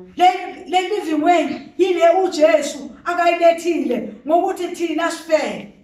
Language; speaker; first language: Zulu; non-native, local second language; Xhosa